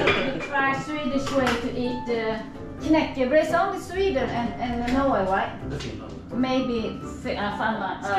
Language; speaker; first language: English; non-native, learner; Swedish